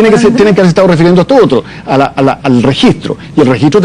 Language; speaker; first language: Spanish; native; Spanish